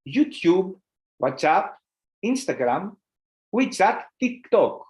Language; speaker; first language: English; non-native, learner; Greek